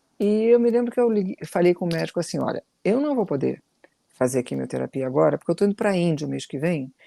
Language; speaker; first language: Portuguese; native; Portuguese